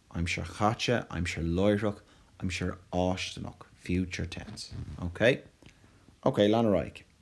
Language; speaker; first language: Irish; non-native, local second language; English